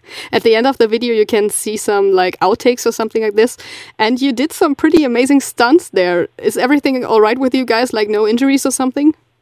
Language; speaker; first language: English; non-native, fluent; German